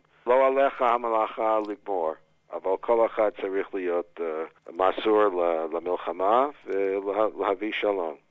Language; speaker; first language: Hebrew; non-native, fluent; English